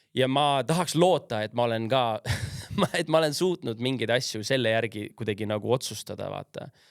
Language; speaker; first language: Estonian; early bilingual, other home language; English